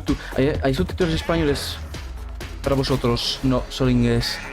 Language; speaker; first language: Spanish; native; Spanish